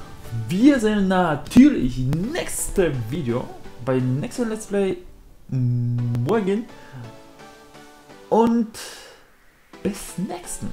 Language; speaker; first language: German; non-native, learner; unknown